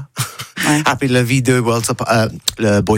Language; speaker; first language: French; non-native, learner; English